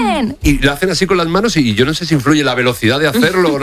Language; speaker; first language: Spanish; native; Spanish